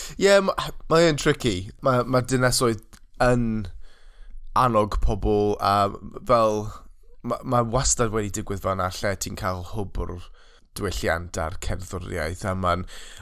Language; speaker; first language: Welsh; non-native, local second language; English